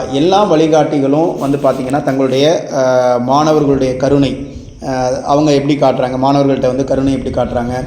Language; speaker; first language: Tamil; native; Tamil